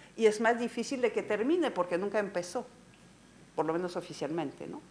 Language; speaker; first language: Spanish; non-native, fluent; French